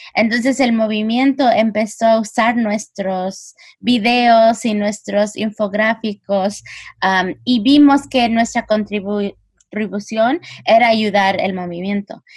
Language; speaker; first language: Spanish; early bilingual, heritage; Spanish